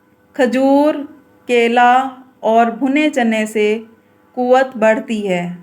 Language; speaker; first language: Urdu; native; Urdu